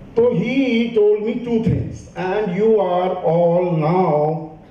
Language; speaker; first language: English; non-native, local second language; Hindi